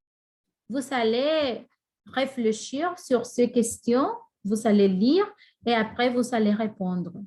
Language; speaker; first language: French; non-native, fluent; Spanish